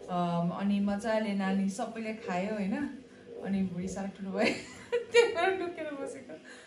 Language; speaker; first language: Nepali; non-native, learner; English